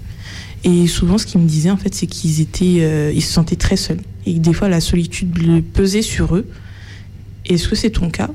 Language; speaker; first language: French; native; French